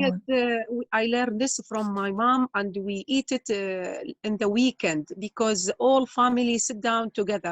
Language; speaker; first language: English; non-native, learner; Arabic